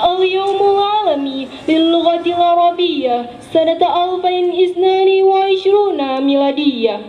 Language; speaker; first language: Arabic; non-native, learner; Indonesian